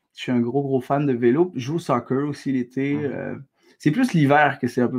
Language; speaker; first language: French; early bilingual, other home language; Arabic